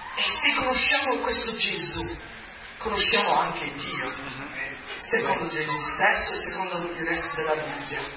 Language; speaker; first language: Italian; non-native, fluent; English